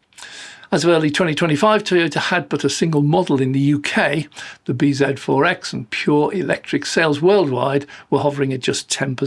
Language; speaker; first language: English; native; English